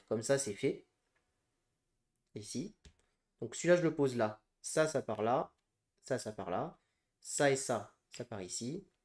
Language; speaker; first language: French; native; French